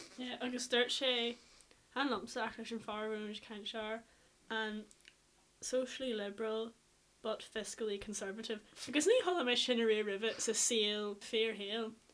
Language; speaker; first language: Irish; non-native, local second language; English